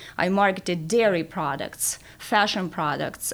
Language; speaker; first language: English; non-native, fluent; Russian